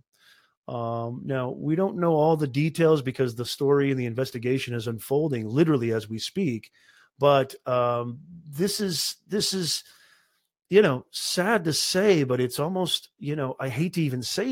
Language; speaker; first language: English; native; English